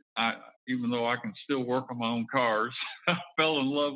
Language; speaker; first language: English; native; English